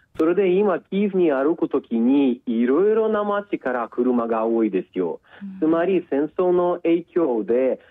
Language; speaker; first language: Japanese; non-native, fluent; Ukrainian